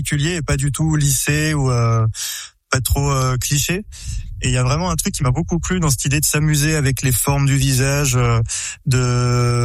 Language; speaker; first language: French; native; French